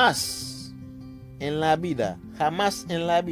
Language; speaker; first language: Spanish; non-native, learner; Haitian Creole